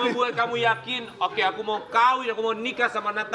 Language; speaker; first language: Indonesian; native; Indonesian